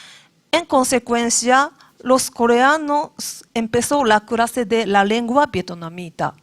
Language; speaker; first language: Spanish; non-native, learner; Japanese